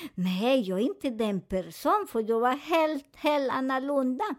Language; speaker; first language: Swedish; non-native, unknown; Spanish